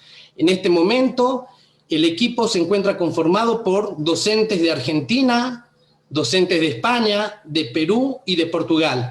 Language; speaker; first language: Spanish; native; Spanish